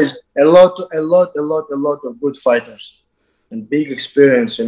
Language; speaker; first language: English; non-native, learner; Azerbaijani